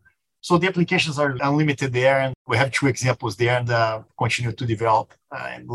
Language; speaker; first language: English; non-native, fluent; Portuguese